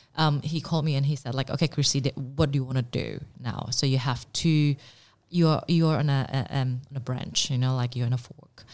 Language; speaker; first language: English; non-native, fluent; Indonesian